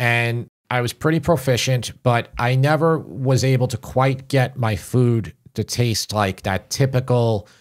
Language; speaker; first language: English; native; English